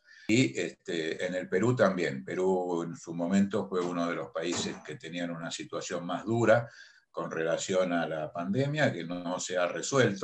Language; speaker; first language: Spanish; native; Spanish